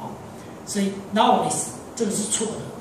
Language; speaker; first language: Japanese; non-native, fluent; Chinese